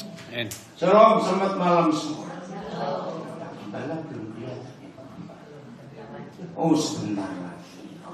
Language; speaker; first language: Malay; non-native, local second language; Javanese